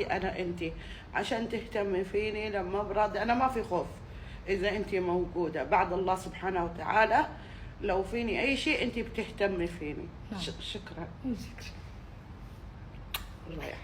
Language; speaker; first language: Arabic; non-native, learner; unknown